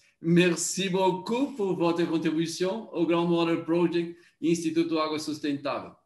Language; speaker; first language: French; non-native, learner; Portuguese